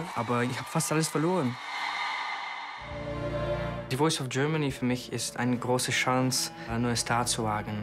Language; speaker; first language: German; non-native, learner; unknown